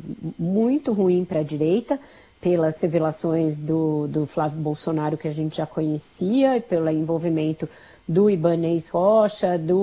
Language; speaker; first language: Portuguese; native; Portuguese